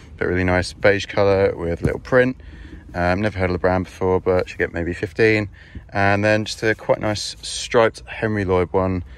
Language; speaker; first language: English; native; English